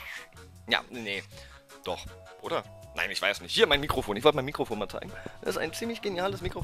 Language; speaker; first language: German; native; German